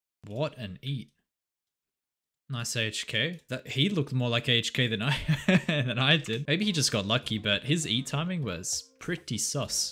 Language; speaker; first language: English; native; English